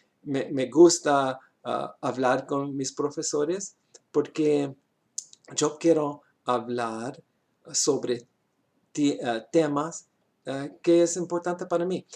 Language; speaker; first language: Spanish; non-native, learner; English